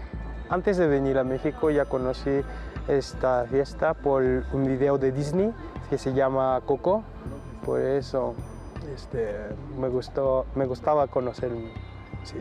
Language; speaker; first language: Spanish; non-native, learner; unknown